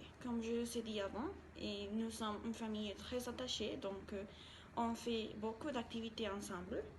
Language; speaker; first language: French; non-native, learner; Spanish